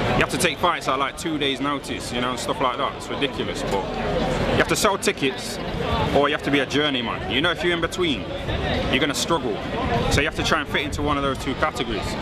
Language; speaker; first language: English; native; English